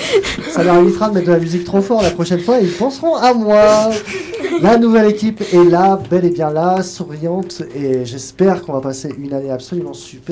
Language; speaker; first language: French; native; French